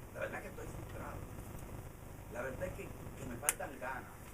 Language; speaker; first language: Spanish; early bilingual, heritage; Spanish